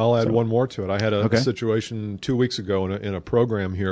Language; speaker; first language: English; native; English